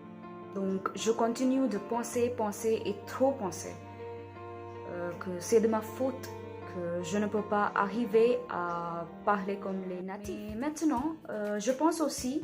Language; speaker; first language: French; non-native, learner; Hindi